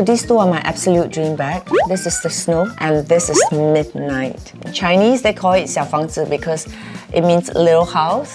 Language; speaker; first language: English; native; English